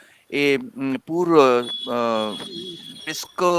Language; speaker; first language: French; non-native, fluent; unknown